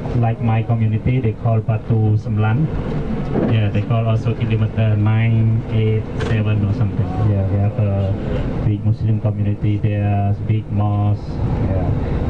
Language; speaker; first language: English; non-native, local second language; Khmer